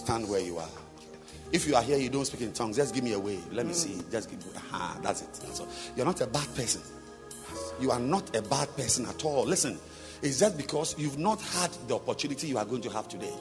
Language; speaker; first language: English; non-native, local second language; Akan